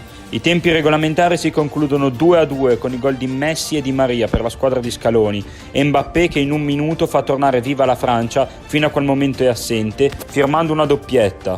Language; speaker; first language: Italian; native; Italian